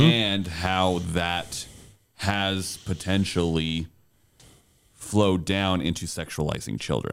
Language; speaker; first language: English; native; English